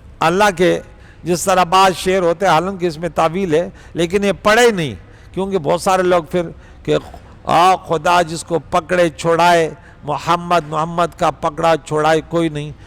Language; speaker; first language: Urdu; non-native, local second language; Pashto